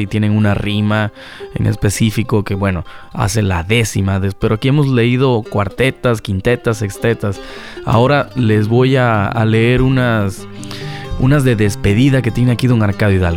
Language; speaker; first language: Spanish; native; Spanish